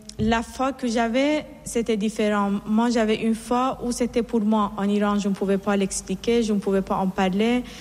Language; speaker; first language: French; non-native, fluent; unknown